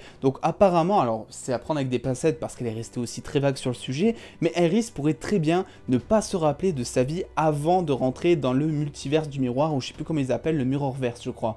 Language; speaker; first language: French; native; French